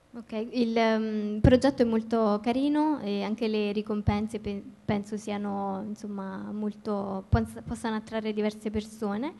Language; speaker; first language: Italian; native; Italian